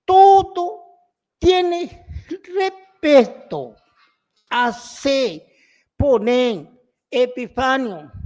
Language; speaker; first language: Spanish; non-native, local second language; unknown